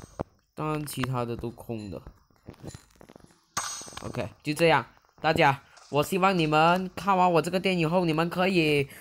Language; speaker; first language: Chinese; early bilingual, heritage; Chinese